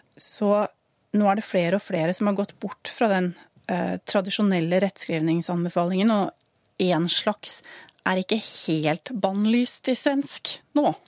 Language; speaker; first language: Norwegian; native; Norwegian